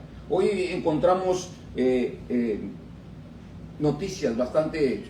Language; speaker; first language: Spanish; native; Spanish